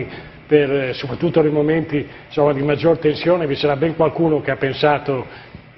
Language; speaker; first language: Italian; native; Italian